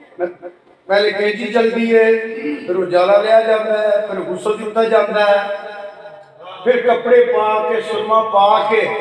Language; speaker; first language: Urdu; non-native, local second language; Punjabi